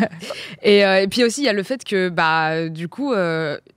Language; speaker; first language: French; native; French